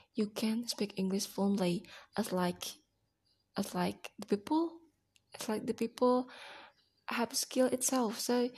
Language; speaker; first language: English; non-native, learner; Indonesian